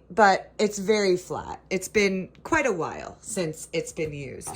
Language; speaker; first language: English; native; English